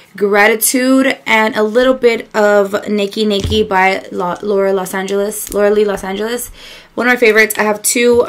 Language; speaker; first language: English; early bilingual, other home language; Spanish